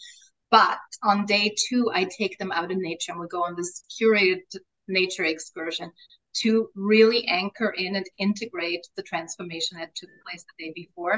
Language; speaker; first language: English; non-native, fluent; German